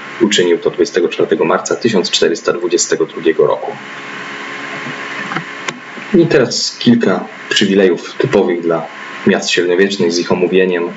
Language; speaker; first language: Polish; native; Polish